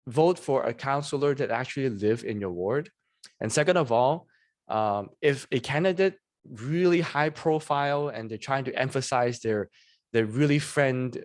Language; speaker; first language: English; non-native, local second language; Cantonese